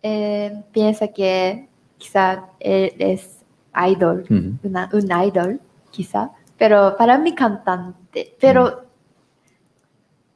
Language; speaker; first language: Spanish; non-native, learner; Japanese